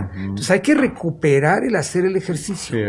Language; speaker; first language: Spanish; native; Spanish